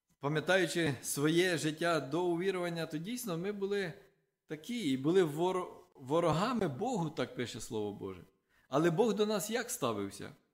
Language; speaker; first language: Ukrainian; non-native, local second language; Russian